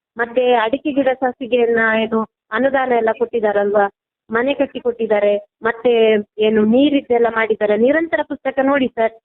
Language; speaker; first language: Kannada; non-native, local second language; Tulu